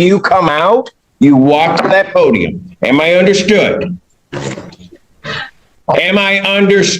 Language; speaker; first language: English; native; English